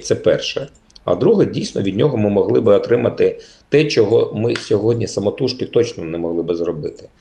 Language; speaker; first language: Ukrainian; native; Ukrainian